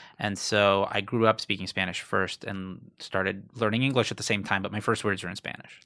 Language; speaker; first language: English; native; English